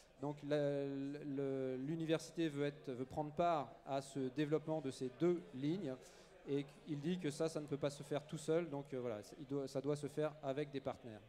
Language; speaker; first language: French; native; French